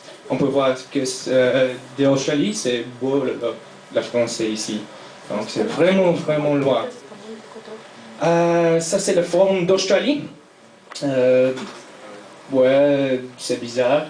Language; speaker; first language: French; non-native, fluent; English